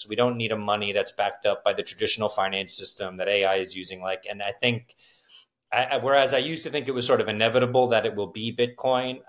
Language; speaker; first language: English; native; English